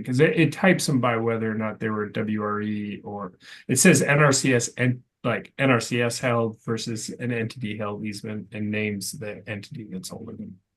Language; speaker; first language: English; native; English